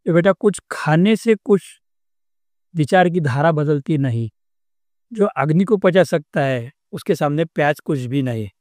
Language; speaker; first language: Hindi; non-native, local second language; Marathi